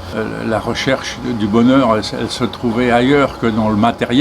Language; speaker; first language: French; native; French